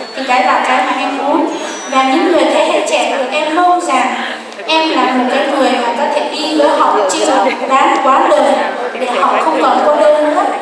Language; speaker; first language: Vietnamese; non-native, local second language; Hmong